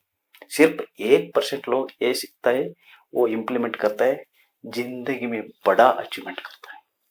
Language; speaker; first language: Hindi; non-native, local second language; Kannada